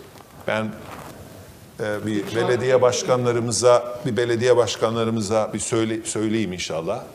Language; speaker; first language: Turkish; native; Turkish